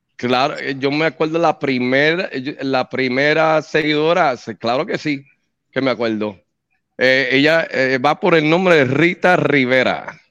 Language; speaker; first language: Spanish; native; Spanish